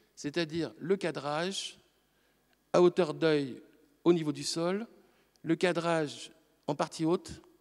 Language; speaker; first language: French; native; French